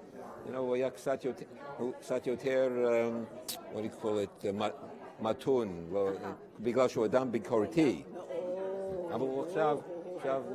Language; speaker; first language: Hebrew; non-native, fluent; English